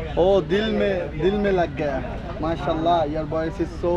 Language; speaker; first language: Hindi; non-native, learner; Bangla